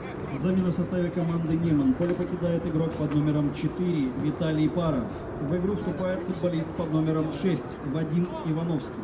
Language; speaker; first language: Russian; native; Russian